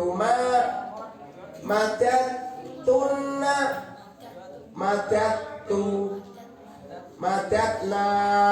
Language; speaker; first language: Arabic; non-native, fluent; Indonesian